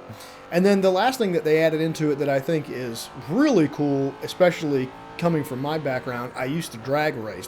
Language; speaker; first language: English; native; English